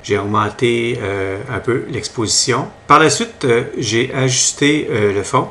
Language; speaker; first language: French; native; French